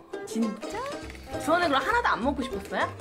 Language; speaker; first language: Korean; native; Korean